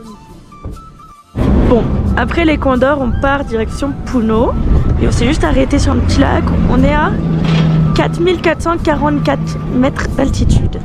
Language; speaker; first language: French; native; French